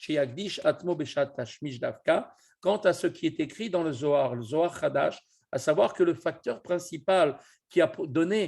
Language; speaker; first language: French; native; French